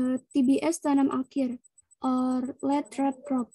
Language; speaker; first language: English; non-native, learner; Indonesian